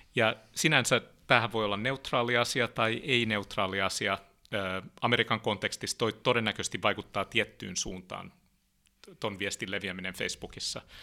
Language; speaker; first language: Finnish; early bilingual, heritage; Finnish